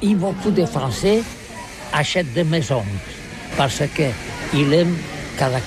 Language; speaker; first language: French; non-native, learner; Catalan